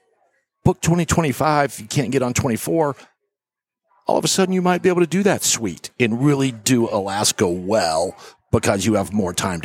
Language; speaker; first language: English; native; English